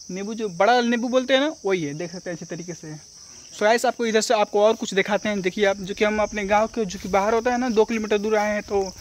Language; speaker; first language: Hindi; native; Hindi